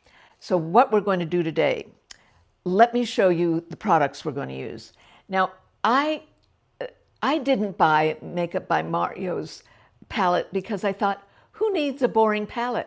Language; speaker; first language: English; native; English